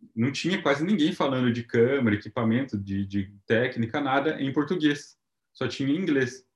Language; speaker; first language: Portuguese; native; Portuguese